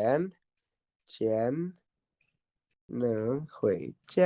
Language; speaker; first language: Chinese; non-native, learner; Indonesian